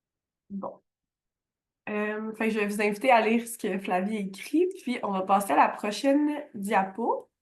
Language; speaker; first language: French; native; French